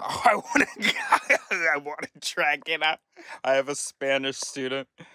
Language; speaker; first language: English; native; English